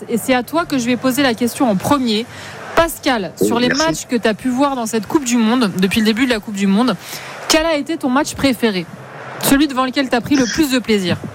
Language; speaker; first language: French; native; French